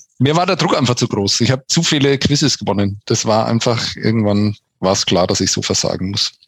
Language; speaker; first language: German; native; German